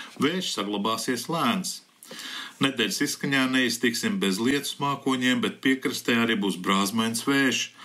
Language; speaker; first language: Latvian; early bilingual, heritage; Latvian